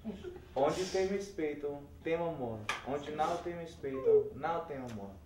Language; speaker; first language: Portuguese; non-native, learner; English